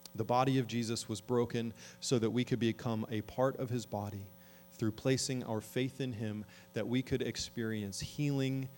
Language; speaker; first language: English; native; English